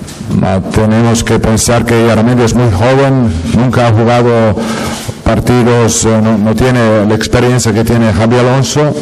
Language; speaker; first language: Spanish; non-native, fluent; Italian